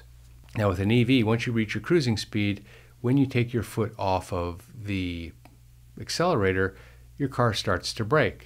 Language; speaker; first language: English; native; English